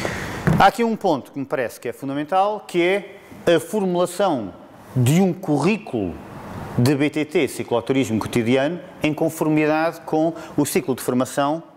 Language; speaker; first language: Portuguese; native; Portuguese